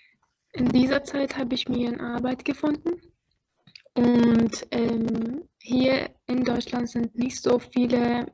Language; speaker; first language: German; non-native, fluent; Arabic